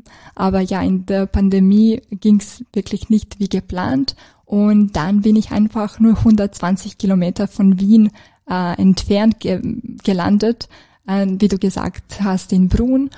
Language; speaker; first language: German; non-native, fluent; Serbian